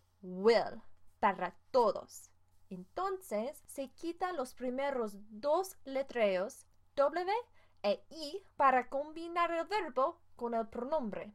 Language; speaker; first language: Spanish; non-native, fluent; English